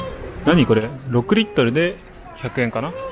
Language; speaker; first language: Japanese; native; Japanese